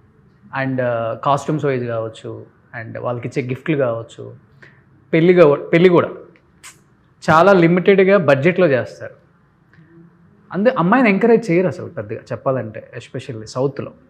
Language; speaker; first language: Telugu; native; Telugu